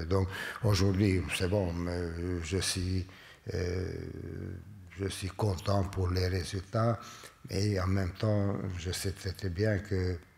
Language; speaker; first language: French; non-native, fluent; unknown